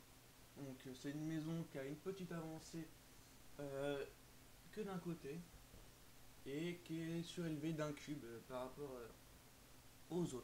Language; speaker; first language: French; native; French